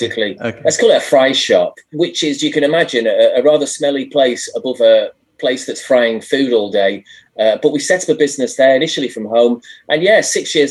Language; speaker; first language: English; native; English